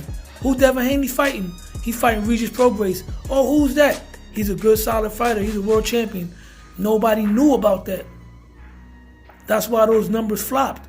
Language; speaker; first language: English; native; English